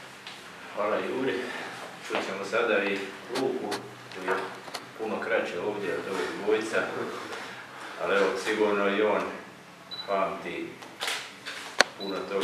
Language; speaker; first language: Croatian; native; Croatian